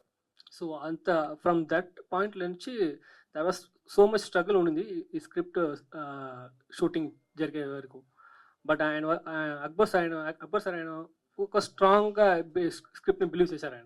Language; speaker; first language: Telugu; non-native, learner; Tamil